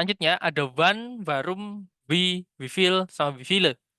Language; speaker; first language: German; non-native, fluent; Indonesian